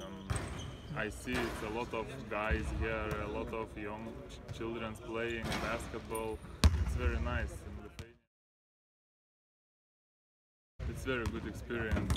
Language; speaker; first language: English; non-native, learner; Lithuanian